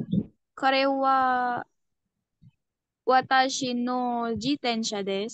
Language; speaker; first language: Japanese; non-native, learner; Filipino